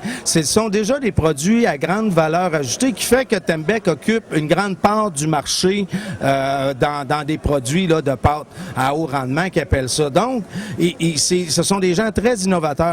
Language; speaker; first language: French; native; French